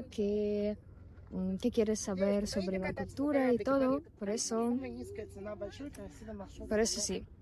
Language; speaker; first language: Spanish; non-native, fluent; Russian